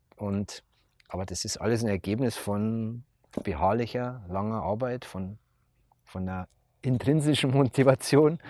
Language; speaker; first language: German; native; German